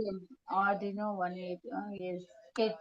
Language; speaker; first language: English; non-native, learner; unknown